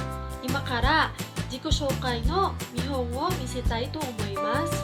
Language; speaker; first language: Japanese; non-native, fluent; Filipino